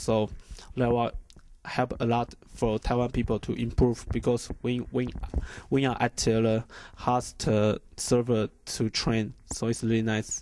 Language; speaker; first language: English; non-native, learner; Chinese